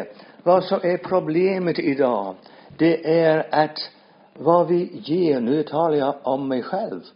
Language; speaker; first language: Swedish; non-native, fluent; English